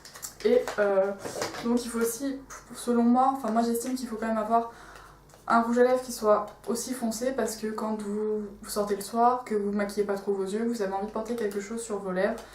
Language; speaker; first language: French; native; French